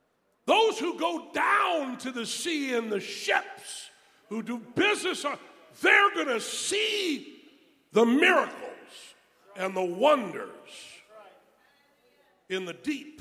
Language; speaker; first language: English; native; English